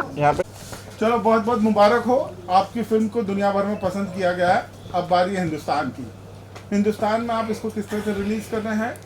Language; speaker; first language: Hindi; native; Hindi